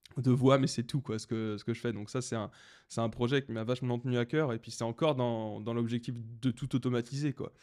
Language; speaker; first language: French; native; French